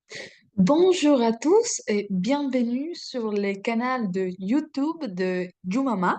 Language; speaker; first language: French; non-native, fluent; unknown